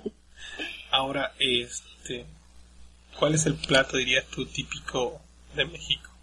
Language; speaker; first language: Spanish; native; Spanish